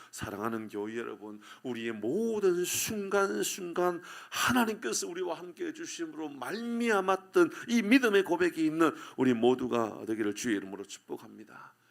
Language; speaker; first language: Korean; native; Korean